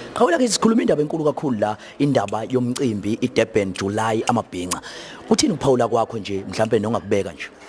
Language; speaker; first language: Zulu; native; Zulu